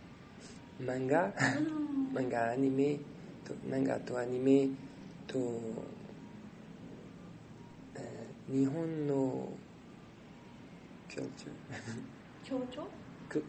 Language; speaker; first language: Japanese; non-native, learner; French